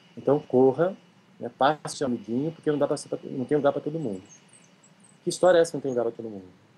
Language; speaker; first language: Portuguese; native; Portuguese